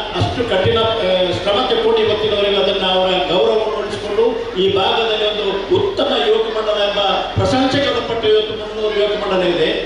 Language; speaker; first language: Kannada; non-native, local second language; Tulu